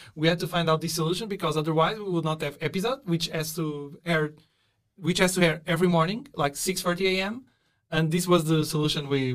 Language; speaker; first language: English; non-native, fluent; Portuguese